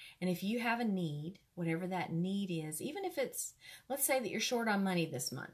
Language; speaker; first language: English; native; English